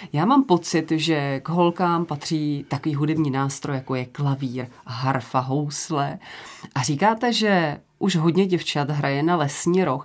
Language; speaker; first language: Czech; native; Czech